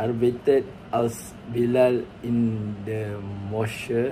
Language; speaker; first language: German; non-native, learner; Malay